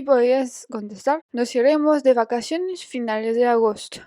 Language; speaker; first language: Spanish; non-native, fluent; French